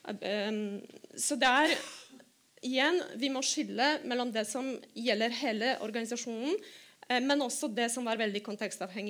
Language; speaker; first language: Norwegian; non-native, fluent; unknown